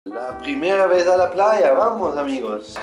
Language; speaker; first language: Spanish; non-native, learner; German